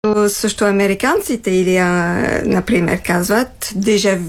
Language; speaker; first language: Bulgarian; non-native, fluent; French